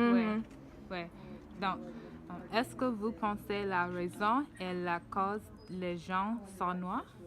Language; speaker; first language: French; non-native, learner; English